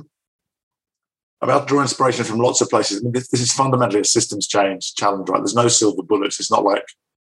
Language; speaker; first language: English; native; English